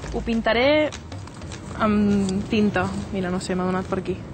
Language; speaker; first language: Catalan; native; Catalan